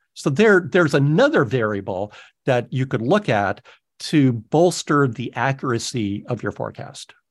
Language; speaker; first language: English; native; English